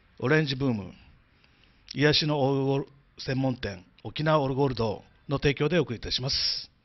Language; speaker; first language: Japanese; native; Japanese